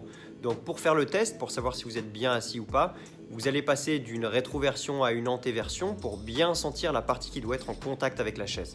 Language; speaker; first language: French; native; French